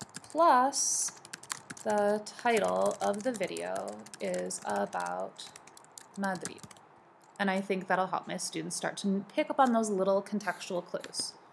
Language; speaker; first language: English; native; English